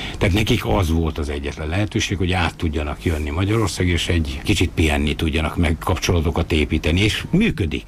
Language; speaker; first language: Hungarian; native; Hungarian